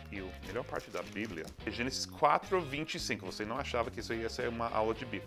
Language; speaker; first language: Portuguese; non-native, fluent; English